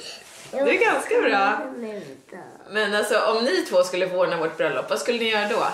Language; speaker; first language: Swedish; native; Swedish